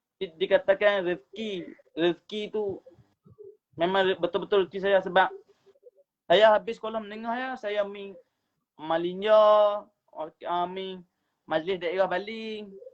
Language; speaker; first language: Malay; native; Malay